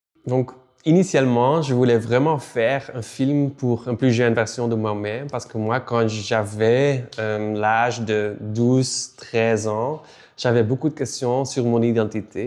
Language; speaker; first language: French; non-native, local second language; Dutch